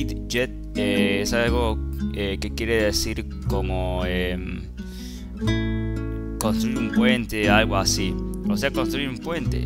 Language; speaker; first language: Spanish; native; Spanish